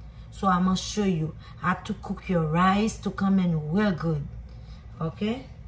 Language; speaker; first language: English; non-native, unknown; Haitian Creole